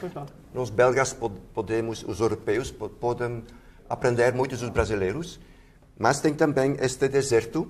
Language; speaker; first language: Portuguese; non-native, fluent; Dutch